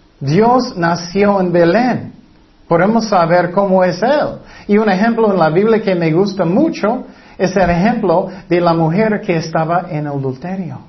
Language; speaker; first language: Spanish; non-native, fluent; English